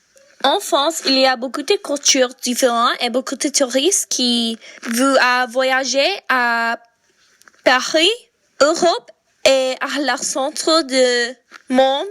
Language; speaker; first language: French; non-native, learner; English